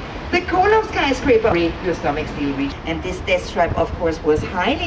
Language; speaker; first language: English; non-native, fluent; German